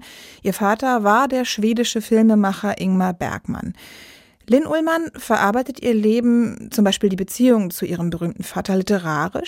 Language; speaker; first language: German; native; German